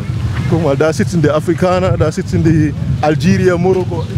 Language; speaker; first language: German; non-native, learner; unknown